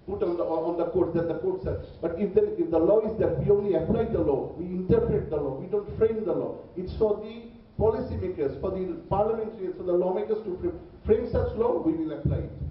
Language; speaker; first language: English; non-native, local second language; Bangla